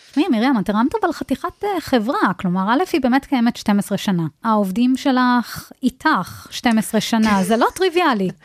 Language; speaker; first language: Hebrew; native; Hebrew